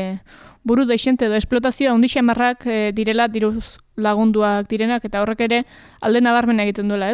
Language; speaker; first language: Basque; native; Basque